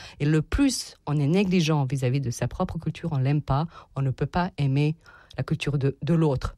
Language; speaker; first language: French; non-native, fluent; Serbian